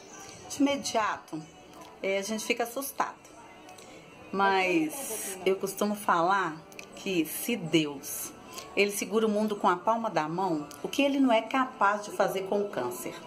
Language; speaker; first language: Portuguese; native; Portuguese